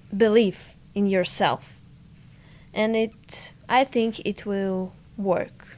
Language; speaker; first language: English; non-native, fluent; Ukrainian